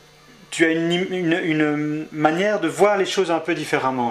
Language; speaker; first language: French; native; French